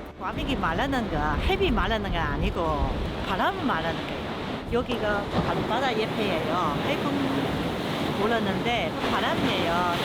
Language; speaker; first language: Korean; non-native, learner; Chinese